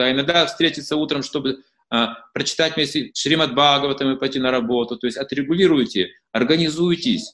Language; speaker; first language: Russian; native; Russian